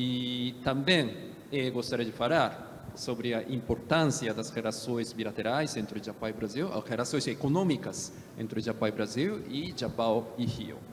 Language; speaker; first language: Portuguese; non-native, fluent; Japanese